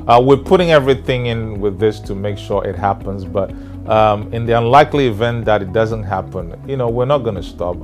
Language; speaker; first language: English; non-native, local second language; Ewe